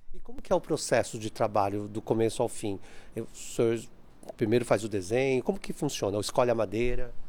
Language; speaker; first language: Portuguese; native; Portuguese